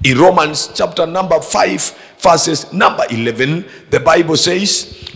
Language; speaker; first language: English; non-native, local second language; Swahili